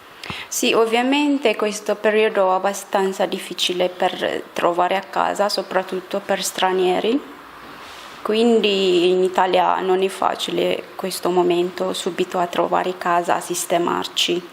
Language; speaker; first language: Italian; non-native, learner; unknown